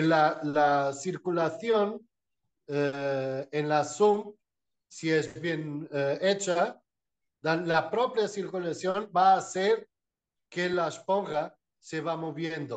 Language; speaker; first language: Spanish; non-native, fluent; Portuguese